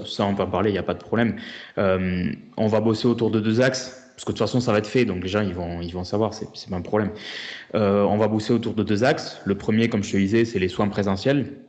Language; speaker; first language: French; native; French